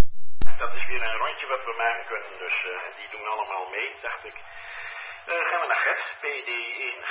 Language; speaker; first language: Dutch; native; Dutch